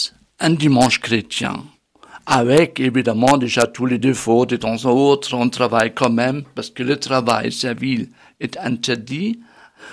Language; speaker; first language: French; non-native, fluent; German